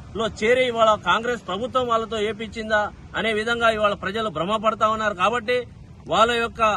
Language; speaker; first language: Telugu; non-native, local second language; Lambadi